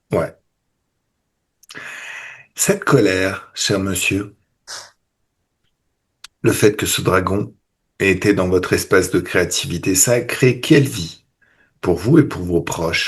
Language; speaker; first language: French; native; French